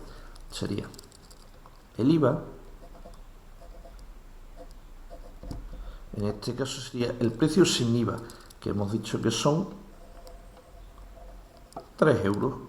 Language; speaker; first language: Spanish; native; Spanish